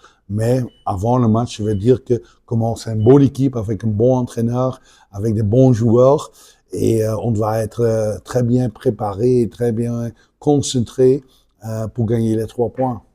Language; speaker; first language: French; non-native, local second language; Dutch